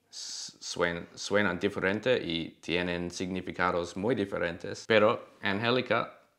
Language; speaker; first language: Spanish; non-native, learner; English